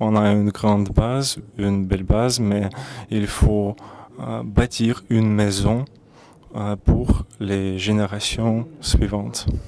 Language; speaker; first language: French; non-native, fluent; Russian